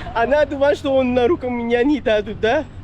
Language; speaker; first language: Russian; non-native, learner; Pashto